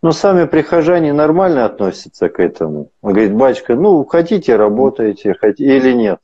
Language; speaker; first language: Russian; native; Russian